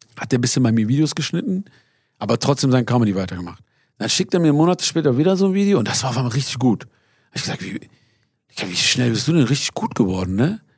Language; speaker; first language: German; early bilingual, other home language; Persian